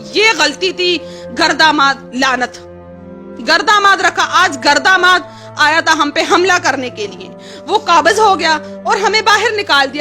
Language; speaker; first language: Urdu; non-native, local second language; Pashto